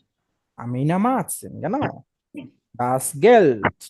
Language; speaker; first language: German; non-native, fluent; Bangla